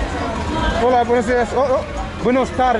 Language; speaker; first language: Spanish; non-native, learner; English